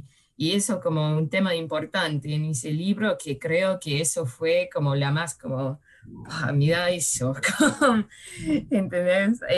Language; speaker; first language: Spanish; early bilingual, heritage; English